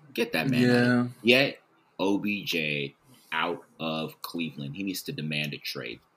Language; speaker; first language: English; native; English